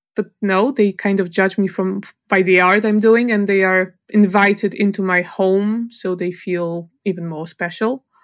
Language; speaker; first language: English; non-native, fluent; Polish